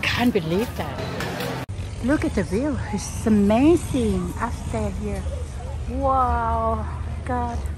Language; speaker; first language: English; non-native, learner; Thai